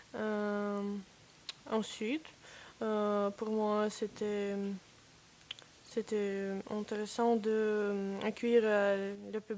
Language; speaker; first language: French; non-native, learner; Russian